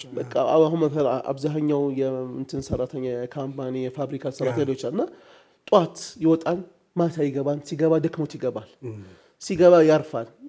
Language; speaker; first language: Amharic; early bilingual, heritage; Arabic